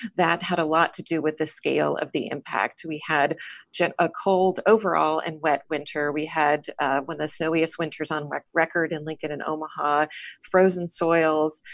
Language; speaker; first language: English; native; English